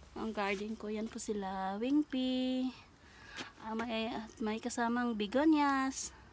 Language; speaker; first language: Filipino; non-native, local second language; Cebuano